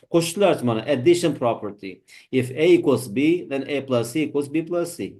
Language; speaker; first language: English; non-native, fluent; Uzbek